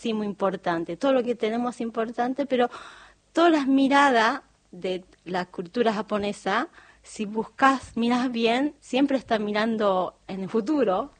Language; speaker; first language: Spanish; non-native, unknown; Japanese